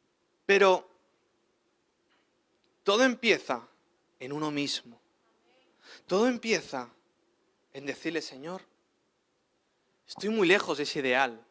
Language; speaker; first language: Spanish; native; Spanish